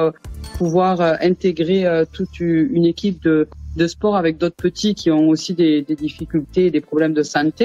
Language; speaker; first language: French; native; French